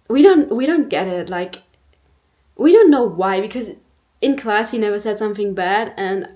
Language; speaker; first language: English; non-native, fluent; German